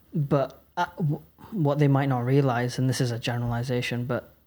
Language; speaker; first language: English; native; English